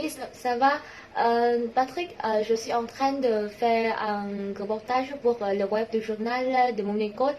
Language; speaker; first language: French; non-native, learner; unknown